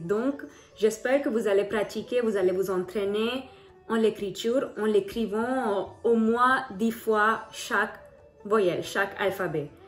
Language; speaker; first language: French; non-native, learner; Hindi